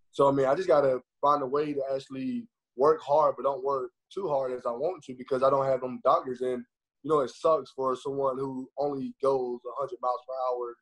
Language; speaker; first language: English; native; English